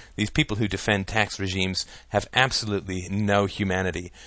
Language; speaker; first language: English; native; English